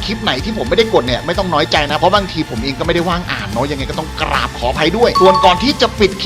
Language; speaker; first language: Thai; native; Thai